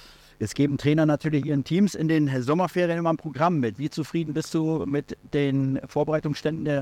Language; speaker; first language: German; native; German